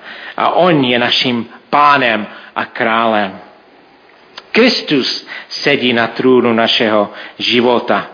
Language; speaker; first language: Czech; non-native, fluent; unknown